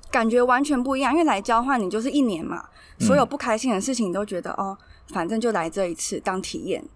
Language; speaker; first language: Chinese; native; Chinese